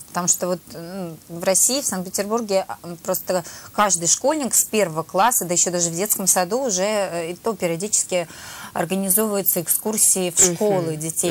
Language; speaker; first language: Russian; native; Russian